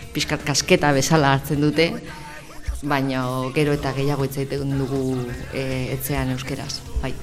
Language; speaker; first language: Basque; non-native, local second language; Spanish